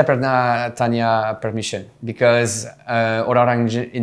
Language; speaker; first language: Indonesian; non-native, fluent; French